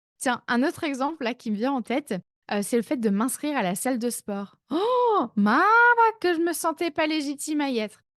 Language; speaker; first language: French; native; French